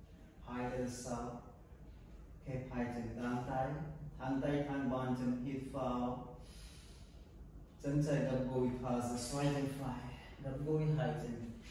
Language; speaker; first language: Vietnamese; non-native, learner; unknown